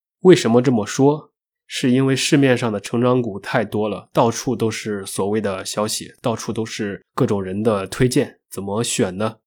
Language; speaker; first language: Chinese; native; Chinese